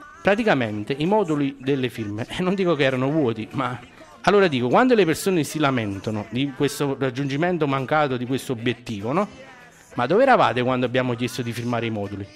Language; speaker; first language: Italian; native; Italian